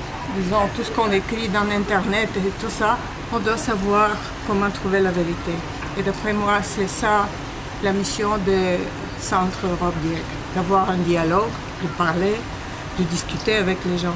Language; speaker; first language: French; non-native, fluent; Bulgarian